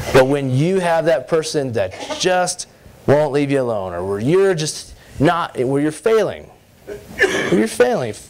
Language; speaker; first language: English; native; English